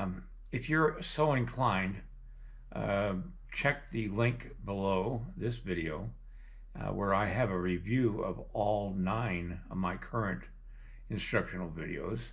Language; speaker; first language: English; native; English